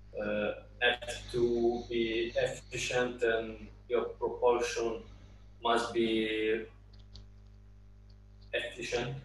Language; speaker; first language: English; non-native, learner; Italian